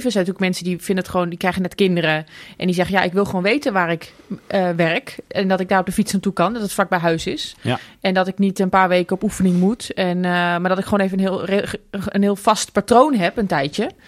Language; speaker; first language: Dutch; native; Dutch